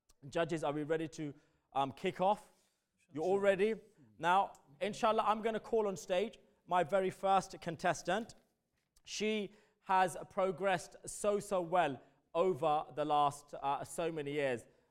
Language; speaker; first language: English; early bilingual, other home language; Urdu